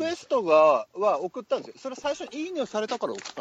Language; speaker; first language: Japanese; native; Japanese